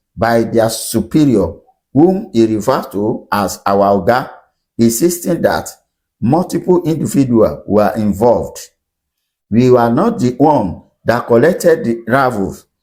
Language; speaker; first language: English; non-native, local second language; Yoruba